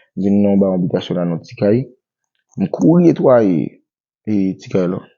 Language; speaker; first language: Haitian Creole; native; Haitian Creole